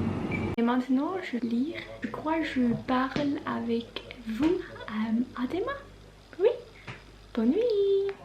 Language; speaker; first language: French; non-native, learner; Norwegian